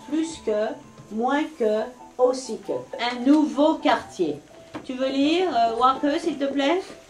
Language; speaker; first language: French; native; French